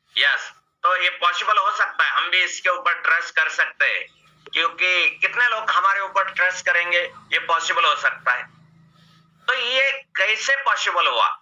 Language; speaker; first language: Hindi; non-native, local second language; Marathi